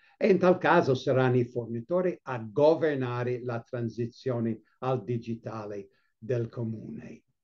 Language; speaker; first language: Italian; non-native, fluent; English